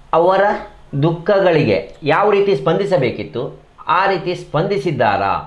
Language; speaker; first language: Kannada; native; Kannada